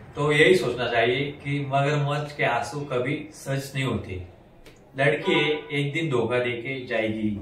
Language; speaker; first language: Hindi; non-native, local second language; Marathi